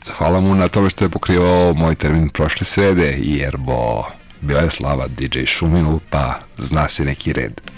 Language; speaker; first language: Serbian; native; Serbian